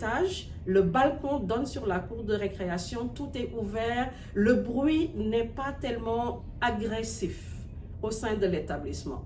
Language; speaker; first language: French; non-native, local second language; Wolof